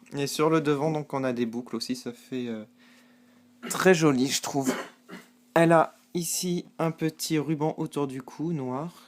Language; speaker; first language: French; native; French